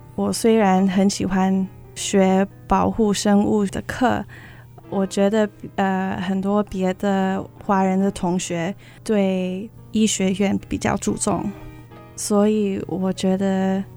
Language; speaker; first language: Chinese; early bilingual, heritage; Chinese